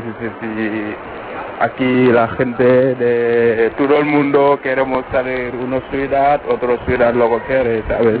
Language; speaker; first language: Spanish; non-native, learner; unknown